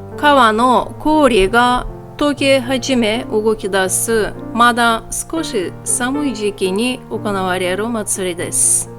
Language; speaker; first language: Japanese; non-native, fluent; Tatar